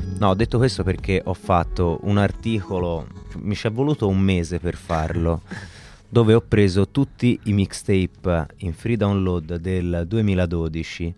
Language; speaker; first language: Italian; native; Italian